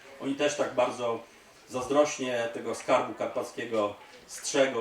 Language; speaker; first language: Polish; native; Polish